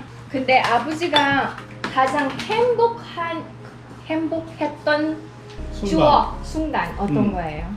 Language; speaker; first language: Korean; non-native, local second language; Filipino